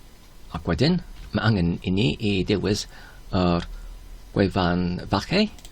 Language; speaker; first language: Welsh; non-native, learner; Polish